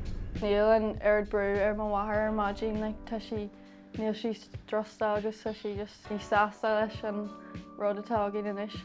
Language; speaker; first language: Irish; native; Irish